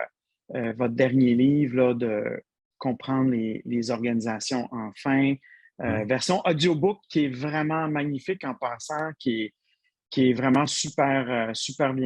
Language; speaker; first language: French; native; French